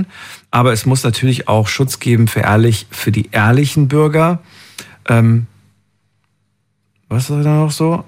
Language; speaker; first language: German; native; German